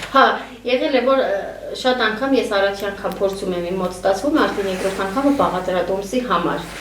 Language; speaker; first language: Armenian; native; Armenian